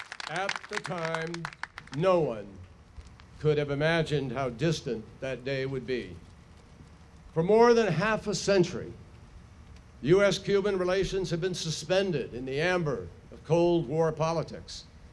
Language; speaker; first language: English; native; English